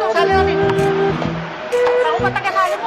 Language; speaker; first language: Filipino; native; Filipino